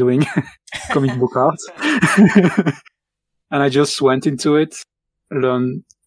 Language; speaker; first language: English; non-native, fluent; French